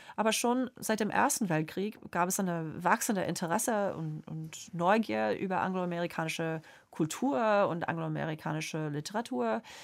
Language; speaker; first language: German; non-native, fluent; English